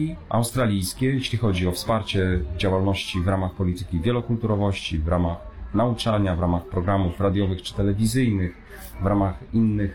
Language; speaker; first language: Polish; native; Polish